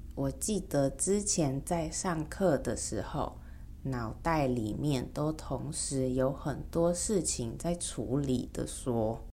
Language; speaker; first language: Chinese; native; Chinese